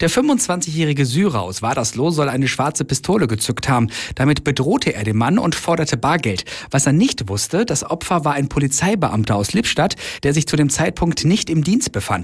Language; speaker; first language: German; native; German